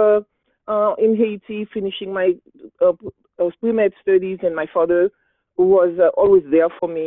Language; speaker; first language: English; non-native, fluent; Haitian Creole